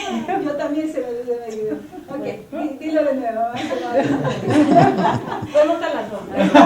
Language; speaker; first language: Spanish; early bilingual, heritage; Spanish